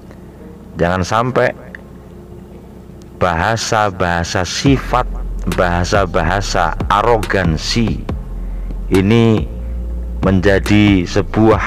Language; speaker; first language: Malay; non-native, local second language; Javanese